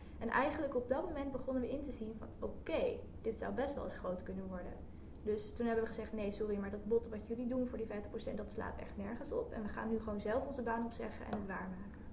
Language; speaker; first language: Dutch; native; Dutch